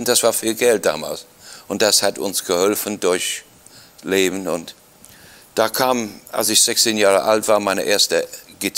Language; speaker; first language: German; non-native, fluent; English